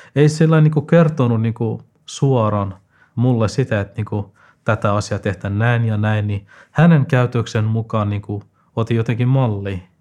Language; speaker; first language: Finnish; non-native, fluent; Persian